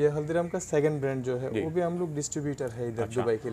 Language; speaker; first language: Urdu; non-native, fluent; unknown